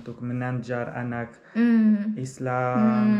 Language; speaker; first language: Indonesian; non-native, learner; Arabic